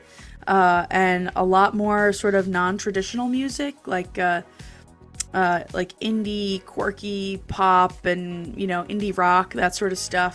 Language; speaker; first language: English; native; English